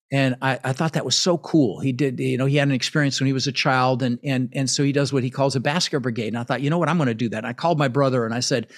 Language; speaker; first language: English; early bilingual, other home language; Dutch